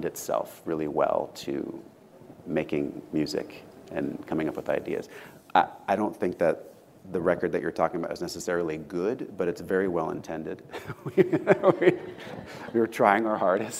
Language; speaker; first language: English; native; English